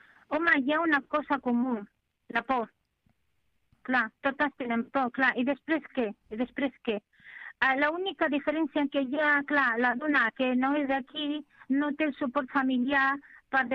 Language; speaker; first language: Catalan; non-native, fluent; Arabic